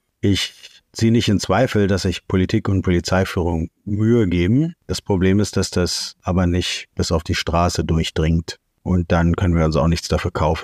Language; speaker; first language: German; native; German